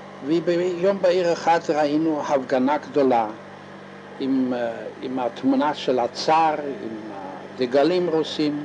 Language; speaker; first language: Hebrew; non-native, fluent; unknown